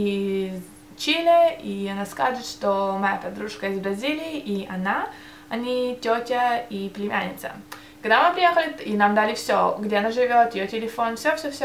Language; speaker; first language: Russian; early bilingual, heritage; Russian